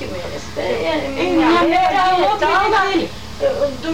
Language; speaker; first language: Greek; non-native, local second language; Turkish